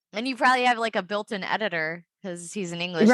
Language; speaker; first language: English; native; English